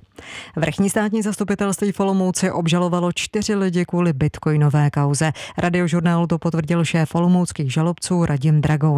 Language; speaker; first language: Czech; native; Czech